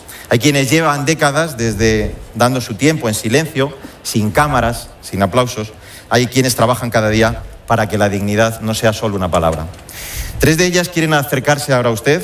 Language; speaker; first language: Spanish; native; Spanish